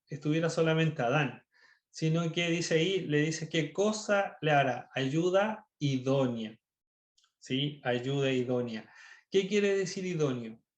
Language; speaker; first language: Spanish; native; Spanish